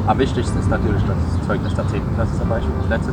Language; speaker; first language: German; native; German